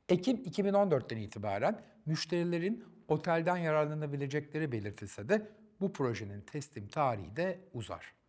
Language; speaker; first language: Turkish; native; Turkish